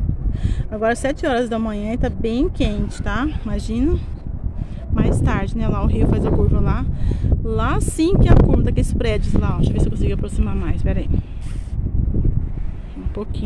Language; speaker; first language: Portuguese; native; Portuguese